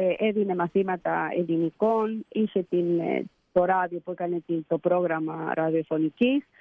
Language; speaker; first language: Greek; early bilingual, heritage; Spanish